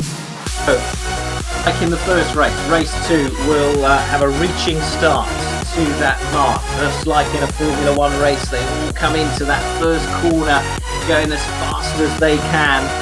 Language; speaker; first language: English; native; English